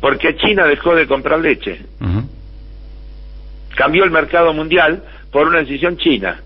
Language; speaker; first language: Spanish; native; Spanish